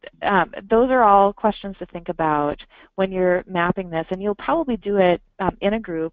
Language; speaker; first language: English; native; English